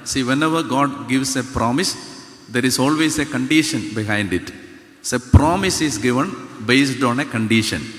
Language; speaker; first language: English; non-native, local second language; Malayalam